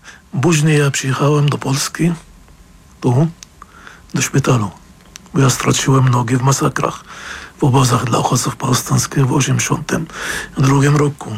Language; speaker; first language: Polish; non-native, fluent; Arabic